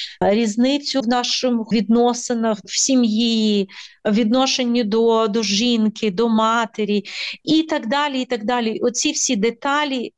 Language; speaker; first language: Ukrainian; native; Ukrainian